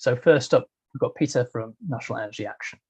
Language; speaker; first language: English; native; English